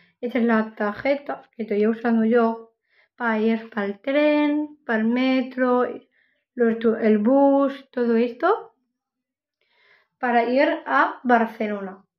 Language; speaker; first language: Spanish; non-native, local second language; Catalan